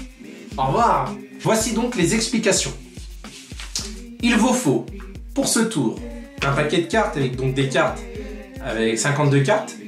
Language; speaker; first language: French; native; French